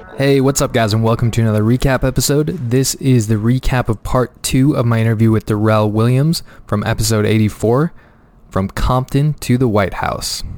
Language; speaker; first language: English; native; English